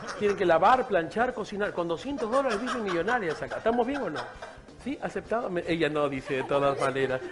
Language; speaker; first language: Spanish; native; Spanish